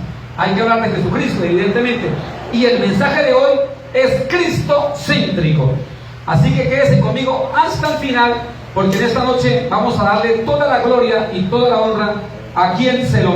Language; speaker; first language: Spanish; native; Spanish